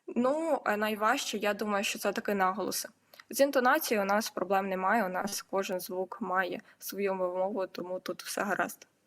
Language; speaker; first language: Ukrainian; native; Ukrainian